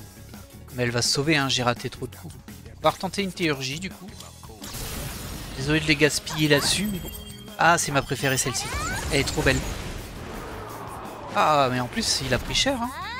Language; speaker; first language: French; native; French